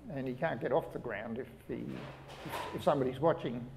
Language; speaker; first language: English; native; English